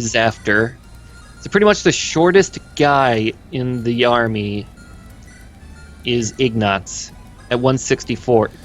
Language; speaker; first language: English; native; English